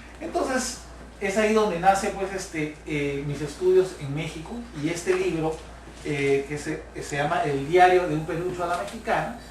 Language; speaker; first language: Spanish; native; Spanish